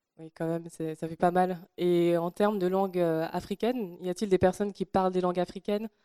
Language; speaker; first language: French; native; French